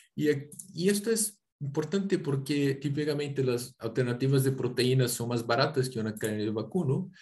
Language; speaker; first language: Spanish; non-native, fluent; Portuguese